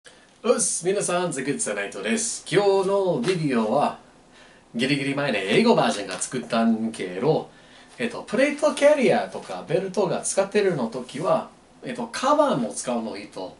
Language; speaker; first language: Japanese; non-native, learner; English